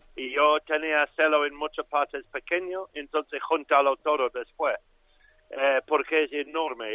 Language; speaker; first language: Spanish; non-native, fluent; English